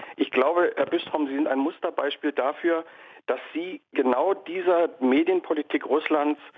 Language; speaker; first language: German; native; German